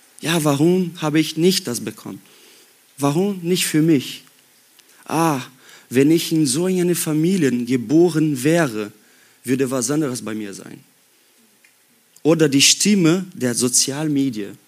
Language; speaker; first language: German; non-native, learner; Portuguese